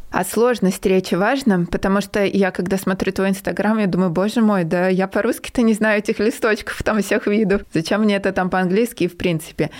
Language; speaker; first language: Russian; native; Russian